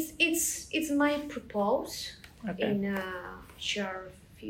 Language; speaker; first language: English; non-native, learner; Spanish